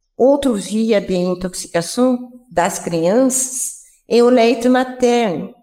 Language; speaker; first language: Portuguese; non-native, fluent; French